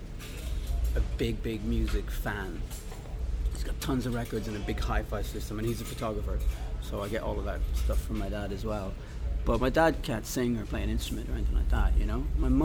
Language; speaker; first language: English; native; English